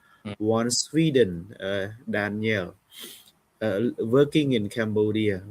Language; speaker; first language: English; non-native, fluent; Khmer